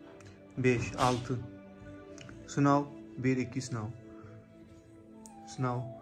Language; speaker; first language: Turkish; non-native, learner; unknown